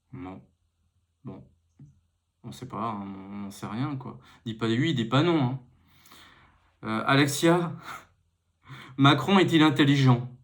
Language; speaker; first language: French; native; French